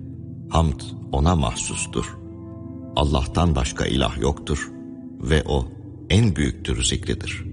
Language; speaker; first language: Turkish; native; Turkish